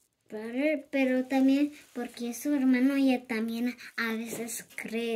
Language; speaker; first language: Spanish; early bilingual, heritage; Spanish